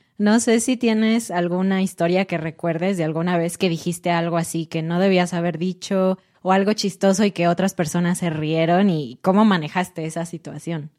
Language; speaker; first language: Spanish; native; Spanish